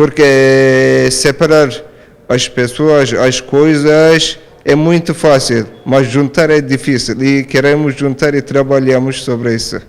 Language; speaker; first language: Portuguese; non-native, fluent; Turkish